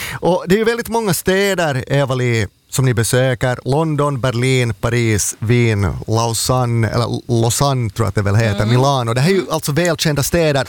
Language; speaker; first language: Swedish; native; Swedish